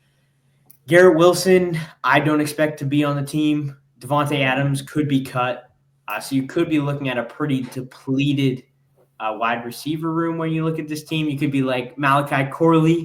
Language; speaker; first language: English; native; English